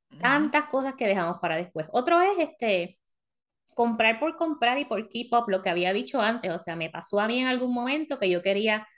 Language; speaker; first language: Spanish; early bilingual, heritage; Spanish